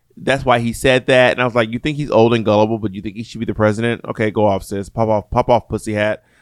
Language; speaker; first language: English; native; English